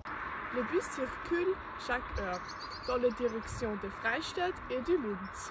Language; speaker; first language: French; non-native, learner; German